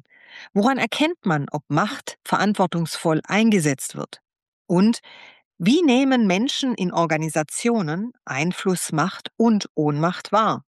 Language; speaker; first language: German; native; German